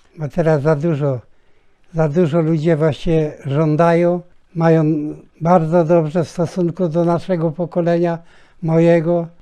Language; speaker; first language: Polish; native; Polish